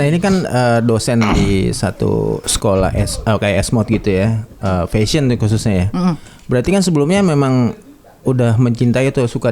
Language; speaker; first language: Indonesian; native; Indonesian